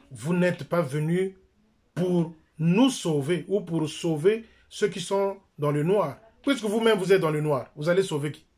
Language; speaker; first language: French; non-native, local second language; Lingala